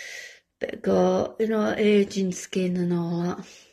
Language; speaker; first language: English; native; English